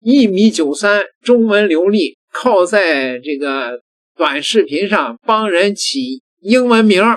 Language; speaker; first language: Chinese; native; Chinese